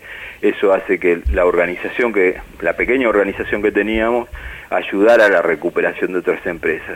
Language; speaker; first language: Spanish; native; Spanish